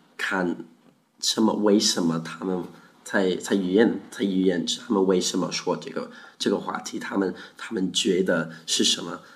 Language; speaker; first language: Chinese; non-native, learner; Afrikaans